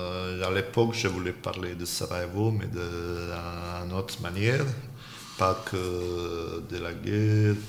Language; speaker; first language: French; non-native, fluent; Bosnian